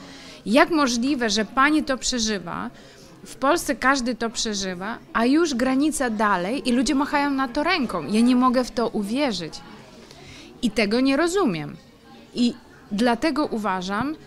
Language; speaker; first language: Polish; non-native, fluent; Ukrainian